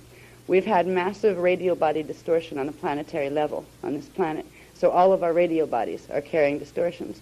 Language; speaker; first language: English; native; English